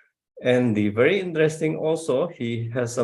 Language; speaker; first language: English; non-native, fluent; Indonesian